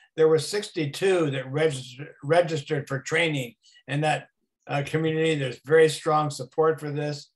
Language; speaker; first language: English; native; English